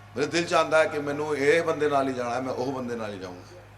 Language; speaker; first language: Hindi; non-native, local second language; Punjabi